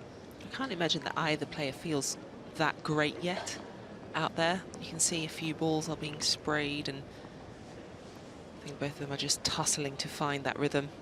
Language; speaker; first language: English; native; English